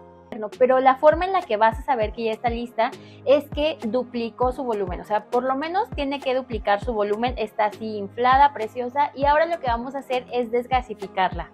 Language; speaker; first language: Spanish; native; Spanish